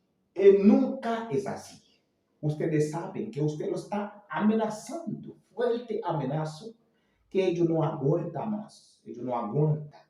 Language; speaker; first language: Spanish; non-native, fluent; Haitian Creole